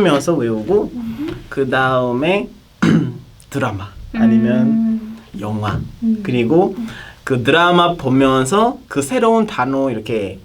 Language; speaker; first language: Korean; non-native, fluent; Kinyarwanda